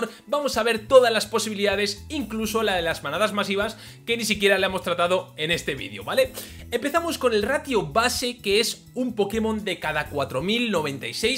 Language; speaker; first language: Spanish; native; Spanish